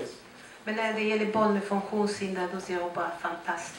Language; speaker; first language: Swedish; non-native, fluent; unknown